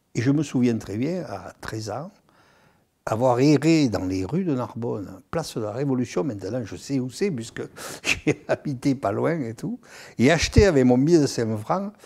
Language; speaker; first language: French; native; French